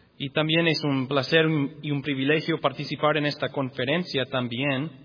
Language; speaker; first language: Spanish; non-native, fluent; English